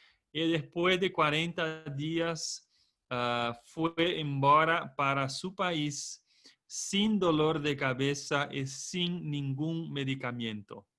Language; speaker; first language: Spanish; non-native, fluent; Portuguese